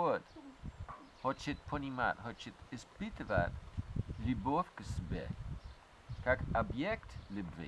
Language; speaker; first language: Russian; non-native, fluent; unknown